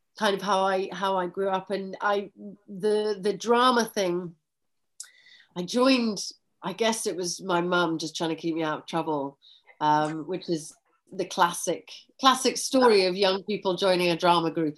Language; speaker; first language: English; native; English